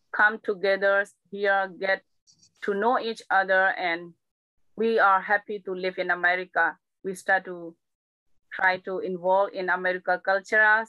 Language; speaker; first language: English; non-native, learner; Burmese